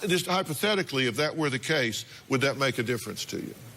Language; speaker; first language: English; native; English